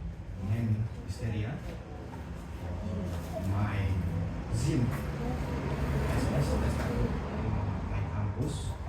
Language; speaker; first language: English; non-native, learner; Indonesian